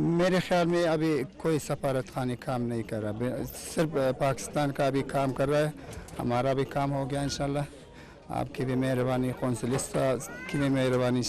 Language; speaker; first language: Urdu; non-native, fluent; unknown